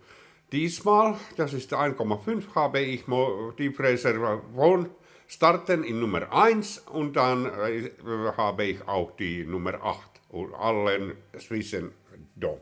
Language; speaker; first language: German; non-native, learner; Finnish